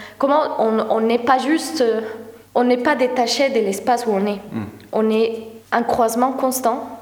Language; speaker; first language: French; non-native, fluent; Spanish